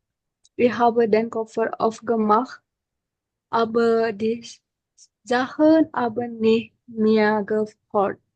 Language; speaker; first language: German; non-native, learner; Indonesian